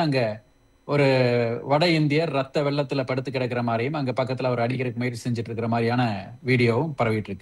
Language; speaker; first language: Tamil; native; Tamil